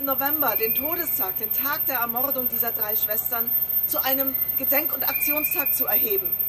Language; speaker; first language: German; native; German